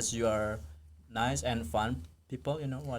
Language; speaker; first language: English; non-native, fluent; Indonesian